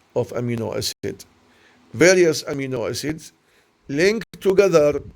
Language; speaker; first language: English; non-native, learner; Arabic